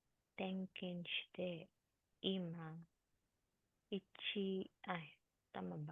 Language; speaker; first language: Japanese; non-native, learner; Filipino